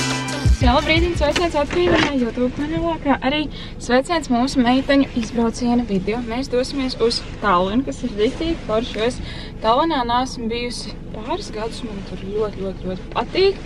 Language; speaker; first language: Latvian; native; Latvian